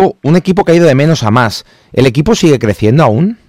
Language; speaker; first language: Spanish; native; Spanish